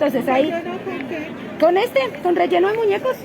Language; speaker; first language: Spanish; native; Spanish